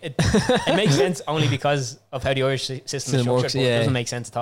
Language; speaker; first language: English; native; English